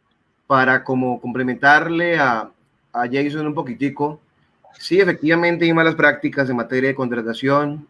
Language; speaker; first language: Spanish; native; Spanish